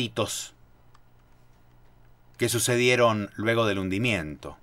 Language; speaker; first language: Spanish; native; Spanish